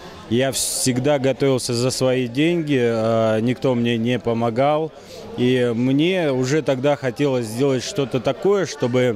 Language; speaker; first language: Russian; native; Russian